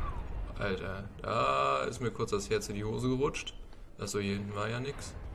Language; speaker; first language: German; native; German